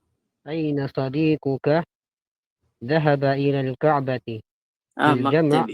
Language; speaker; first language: Arabic; non-native, learner; Filipino